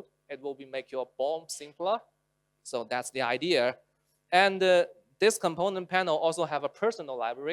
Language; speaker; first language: English; non-native, local second language; Chinese